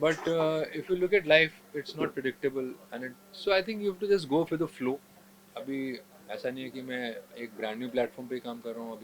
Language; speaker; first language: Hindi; native; Hindi